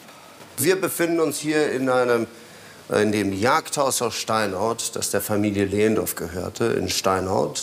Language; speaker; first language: German; non-native, fluent; Polish